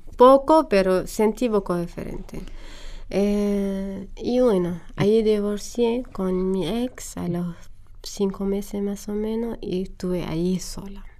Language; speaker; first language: Spanish; non-native, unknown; Arabic